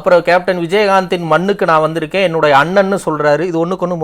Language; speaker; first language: Tamil; native; Tamil